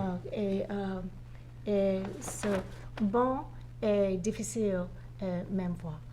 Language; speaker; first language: French; non-native, learner; English